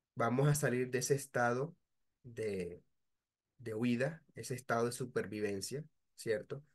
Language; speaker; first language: Spanish; native; Spanish